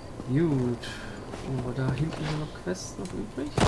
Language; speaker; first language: German; native; German